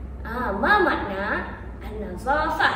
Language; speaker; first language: Arabic; non-native, learner; Malay